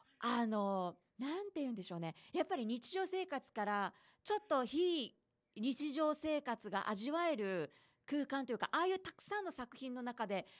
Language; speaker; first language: Japanese; native; Japanese